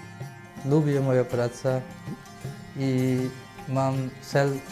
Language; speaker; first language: Polish; non-native, learner; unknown